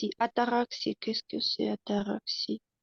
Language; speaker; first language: French; non-native, learner; Russian